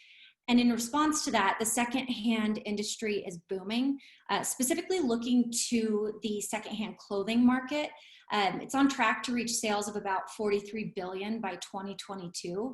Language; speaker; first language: English; native; English